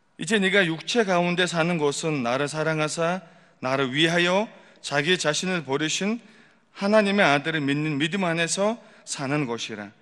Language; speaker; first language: Korean; non-native, fluent; Mongolian